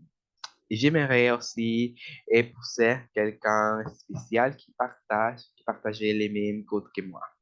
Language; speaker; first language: French; non-native, learner; Spanish